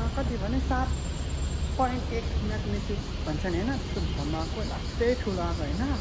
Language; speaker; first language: Nepali; native; Nepali